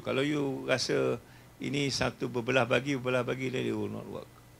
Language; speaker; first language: English; non-native, local second language; Malay